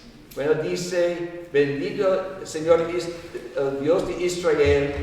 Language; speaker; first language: Spanish; non-native, fluent; English